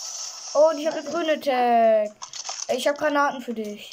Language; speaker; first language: German; native; German